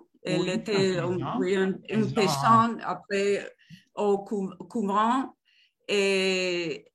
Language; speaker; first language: French; non-native, learner; Spanish